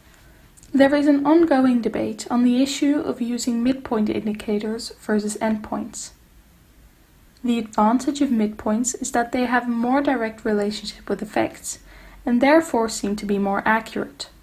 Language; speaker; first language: English; non-native, fluent; Dutch